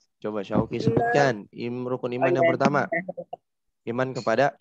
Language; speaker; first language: Indonesian; native; Indonesian